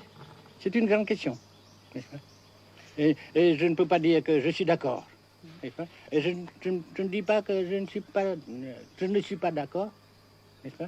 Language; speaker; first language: French; non-native, local second language; Vietnamese